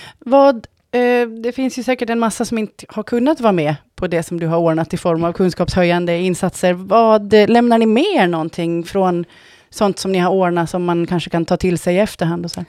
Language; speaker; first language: Swedish; native; Swedish